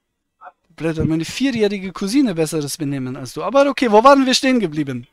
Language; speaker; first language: German; native; German